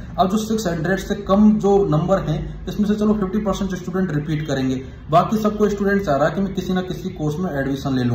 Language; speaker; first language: Hindi; native; Hindi